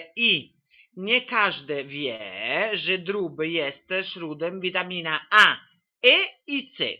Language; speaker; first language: Polish; non-native, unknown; Italian